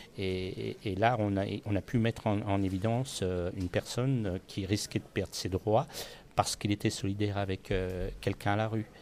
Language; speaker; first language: French; native; French